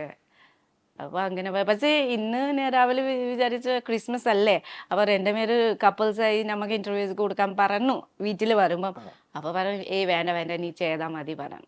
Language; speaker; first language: Malayalam; non-native, learner; Nepali